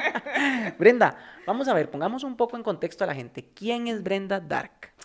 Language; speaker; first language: Spanish; native; Spanish